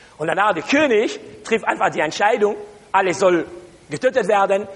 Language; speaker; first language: German; non-native, learner; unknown